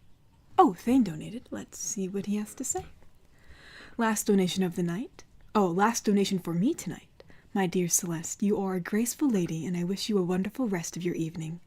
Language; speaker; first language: English; native; English